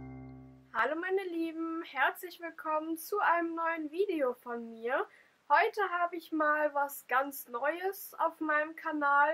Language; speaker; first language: German; native; German